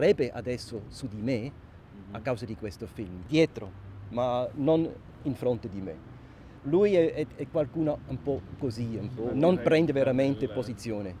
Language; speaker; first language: Italian; non-native, local second language; German